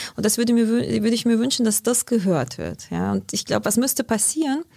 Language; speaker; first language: German; early bilingual, other home language; Lithuanian